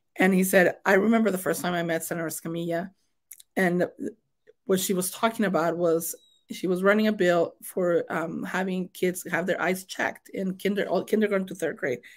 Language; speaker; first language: English; non-native, fluent; Spanish